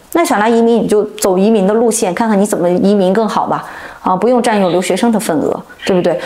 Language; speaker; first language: Chinese; native; Chinese